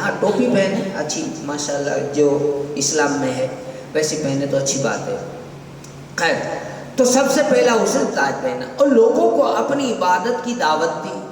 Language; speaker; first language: Urdu; non-native, local second language; Gujarati